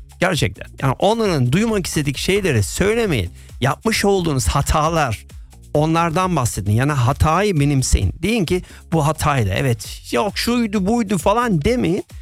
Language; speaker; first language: Turkish; early bilingual, heritage; Turkish